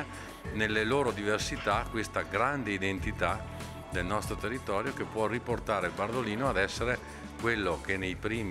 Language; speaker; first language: Italian; native; Italian